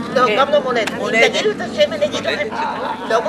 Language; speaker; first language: Hebrew; early bilingual, other home language; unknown